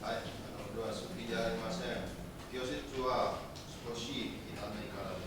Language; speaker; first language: Japanese; non-native, learner; Indonesian